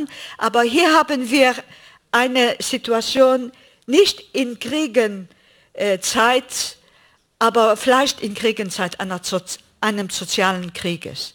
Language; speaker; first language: German; non-native, fluent; Greek